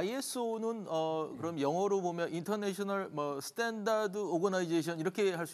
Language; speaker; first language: Korean; native; Korean